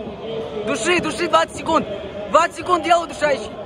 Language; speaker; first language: Russian; native; Russian